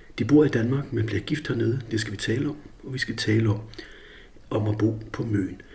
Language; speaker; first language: Danish; native; Danish